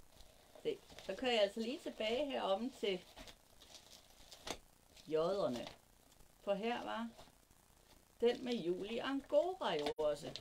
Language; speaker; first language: Danish; native; Danish